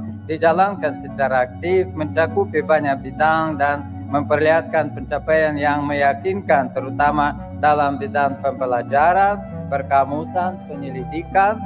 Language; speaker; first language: Indonesian; non-native, fluent; Russian